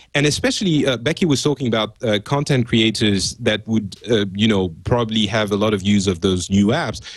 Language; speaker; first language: English; non-native, fluent; French